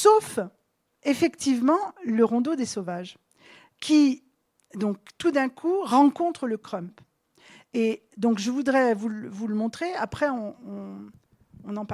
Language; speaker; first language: French; native; French